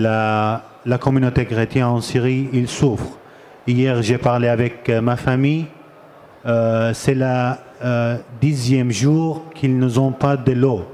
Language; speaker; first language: French; non-native, learner; Armenian